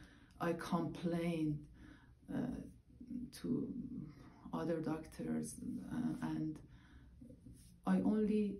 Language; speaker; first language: English; non-native, learner; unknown